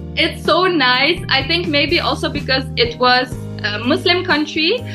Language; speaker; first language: English; early bilingual, heritage; Turkish